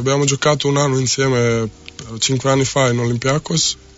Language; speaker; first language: Italian; non-native, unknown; Serbian